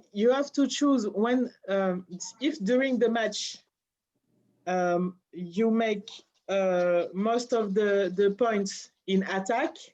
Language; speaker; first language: English; non-native, learner; French